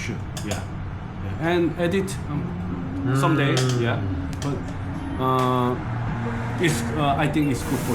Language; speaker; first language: English; non-native, learner; Korean